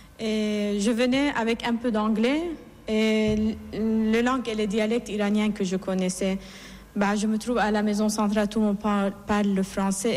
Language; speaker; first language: French; non-native, fluent; Persian